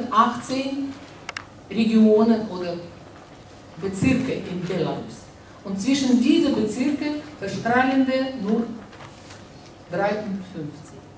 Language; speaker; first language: German; non-native, learner; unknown